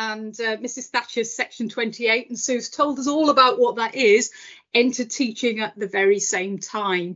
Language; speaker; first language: English; native; English